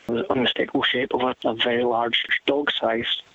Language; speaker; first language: English; native; English